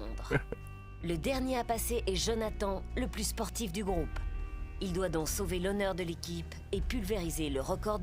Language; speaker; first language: French; native; French